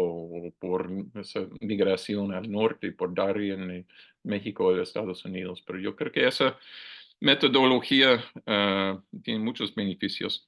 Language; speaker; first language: Spanish; non-native, learner; English